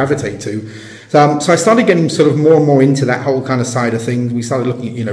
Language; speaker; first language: English; native; English